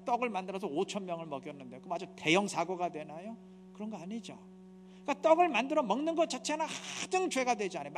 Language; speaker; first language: Korean; native; Korean